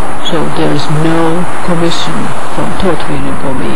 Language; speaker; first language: English; non-native, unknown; Finnish